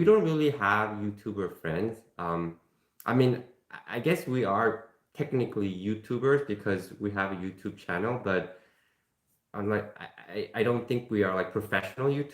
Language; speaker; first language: English; non-native, fluent; Korean